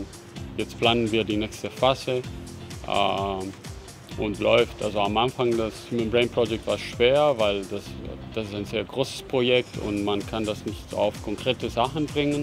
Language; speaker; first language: German; non-native, fluent; Spanish